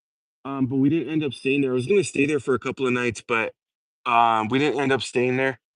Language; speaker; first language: English; native; English